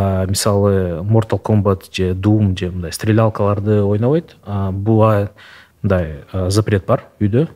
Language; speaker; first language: Kyrgyz; non-native, local second language; Russian